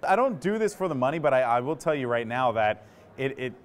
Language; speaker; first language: English; native; English